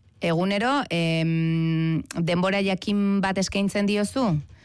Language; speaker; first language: Basque; native; Basque